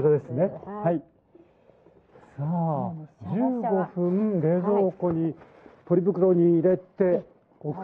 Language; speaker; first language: Japanese; native; Japanese